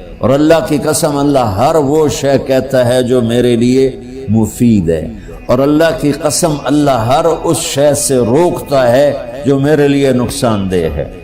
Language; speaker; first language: Urdu; non-native, local second language; Punjabi